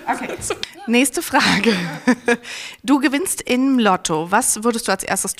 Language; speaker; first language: German; native; German